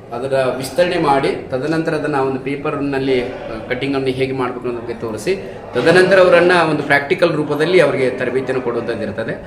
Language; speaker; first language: Kannada; native; Kannada